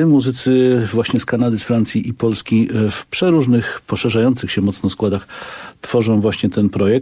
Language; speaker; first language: Polish; native; Polish